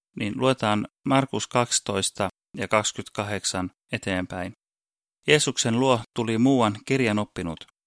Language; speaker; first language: Finnish; early bilingual, heritage; Finnish